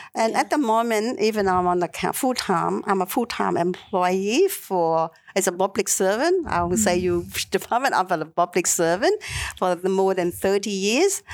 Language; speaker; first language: English; non-native, learner; Vietnamese